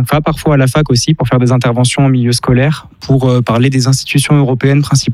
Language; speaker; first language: French; native; French